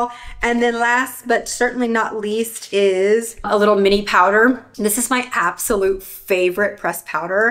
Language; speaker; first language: English; native; English